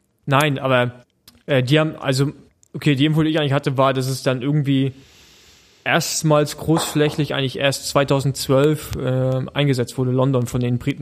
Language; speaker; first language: German; native; German